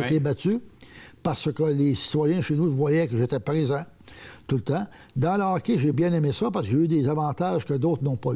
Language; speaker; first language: French; native; French